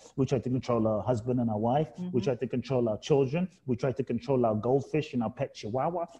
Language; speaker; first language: English; native; English